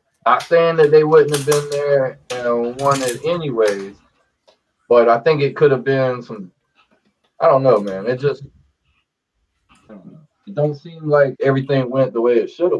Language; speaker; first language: English; native; English